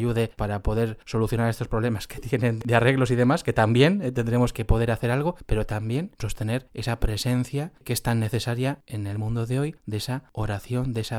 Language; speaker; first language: Spanish; native; Spanish